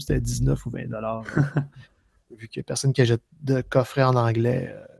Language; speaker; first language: French; native; French